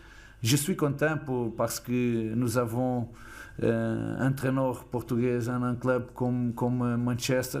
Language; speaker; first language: French; non-native, fluent; Portuguese